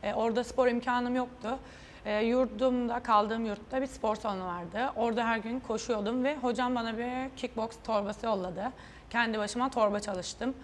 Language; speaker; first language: Turkish; native; Turkish